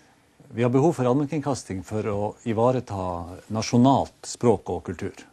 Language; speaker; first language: Norwegian; native; Norwegian